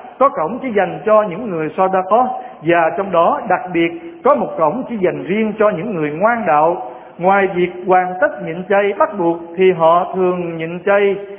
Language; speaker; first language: Vietnamese; non-native, local second language; Western Cham